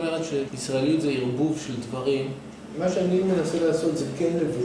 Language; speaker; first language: Hebrew; native; Hebrew